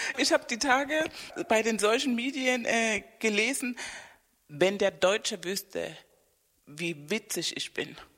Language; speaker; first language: German; non-native, fluent; Spanish